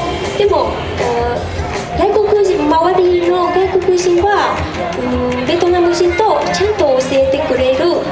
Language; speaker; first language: Japanese; non-native, learner; Vietnamese